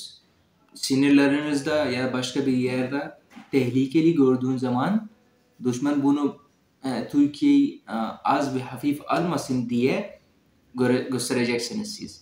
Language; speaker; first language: Turkish; non-native, fluent; Urdu